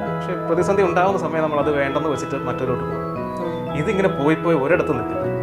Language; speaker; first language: Malayalam; non-native, local second language; Tamil